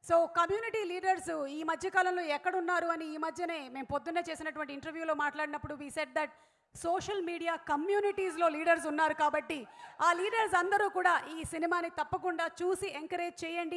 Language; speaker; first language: Telugu; native; Telugu